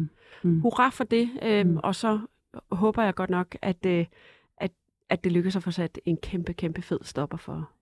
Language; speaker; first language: Danish; native; Danish